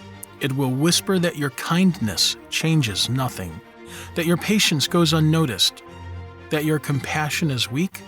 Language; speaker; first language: English; native; English